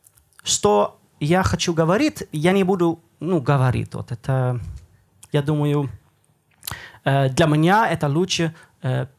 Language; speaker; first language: Russian; non-native, learner; Dutch